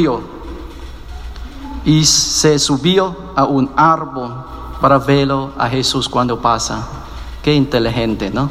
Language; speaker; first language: Spanish; non-native, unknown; Vietnamese